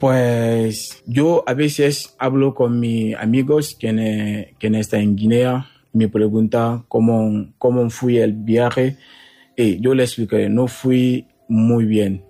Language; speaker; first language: Spanish; non-native, learner; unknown